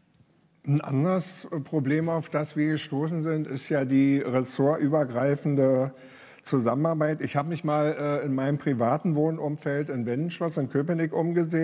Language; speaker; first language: German; native; German